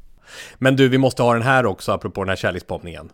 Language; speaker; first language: Swedish; native; Swedish